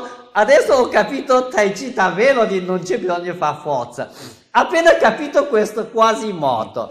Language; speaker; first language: Italian; non-native, learner; Chinese